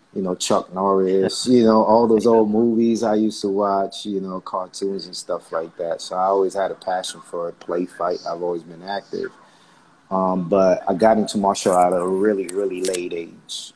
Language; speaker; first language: English; early bilingual, other home language; Haitian Creole